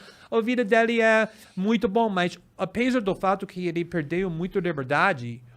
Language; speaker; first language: Portuguese; non-native, fluent; English